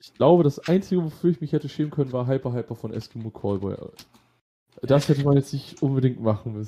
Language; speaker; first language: German; native; German